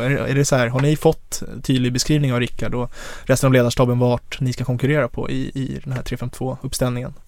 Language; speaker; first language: Swedish; native; Swedish